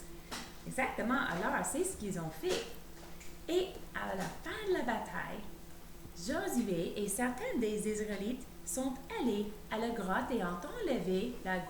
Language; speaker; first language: French; native; French